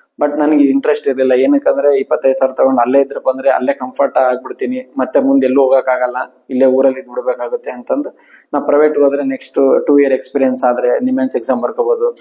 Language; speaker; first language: Kannada; native; Kannada